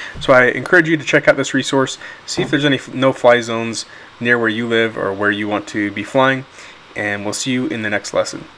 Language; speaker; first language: English; native; English